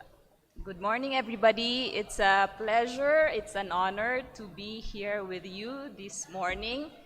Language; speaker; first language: English; non-native, fluent; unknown